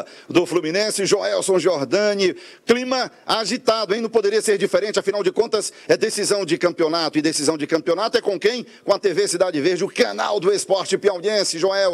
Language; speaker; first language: Portuguese; native; Portuguese